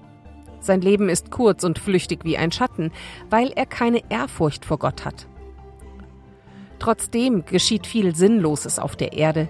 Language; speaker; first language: German; native; German